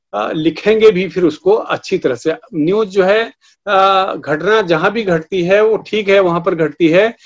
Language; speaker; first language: Hindi; native; Hindi